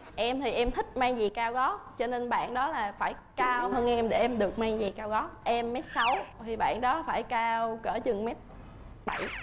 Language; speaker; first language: Vietnamese; native; Vietnamese